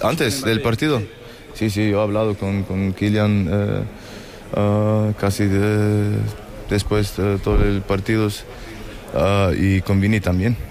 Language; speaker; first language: Spanish; non-native, learner; French